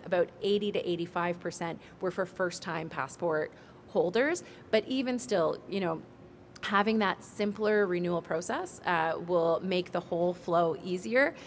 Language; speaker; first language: English; native; English